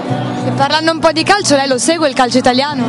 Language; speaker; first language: Italian; native; Italian